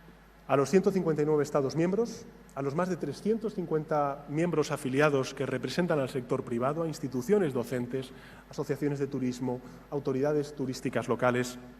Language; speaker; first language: Spanish; native; Spanish